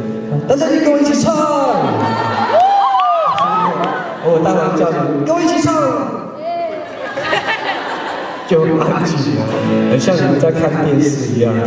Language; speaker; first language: Chinese; non-native, local second language; Amis